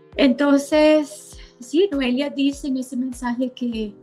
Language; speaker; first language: Spanish; native; Spanish